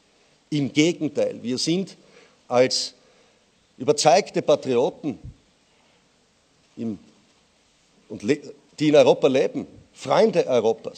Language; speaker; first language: German; native; German